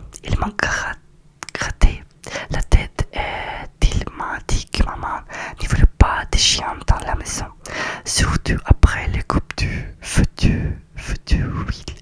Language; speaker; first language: French; non-native, learner; Russian